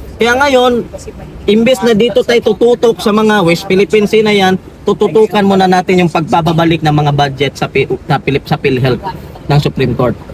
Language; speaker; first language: Filipino; non-native, local second language; Cebuano